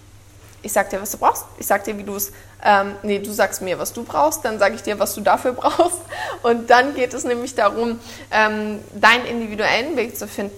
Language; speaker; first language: German; native; German